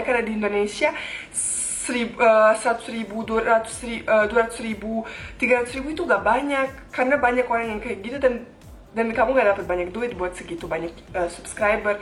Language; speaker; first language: Indonesian; non-native, fluent; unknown